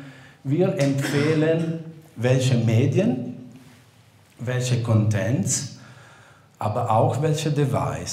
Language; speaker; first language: German; non-native, fluent; Italian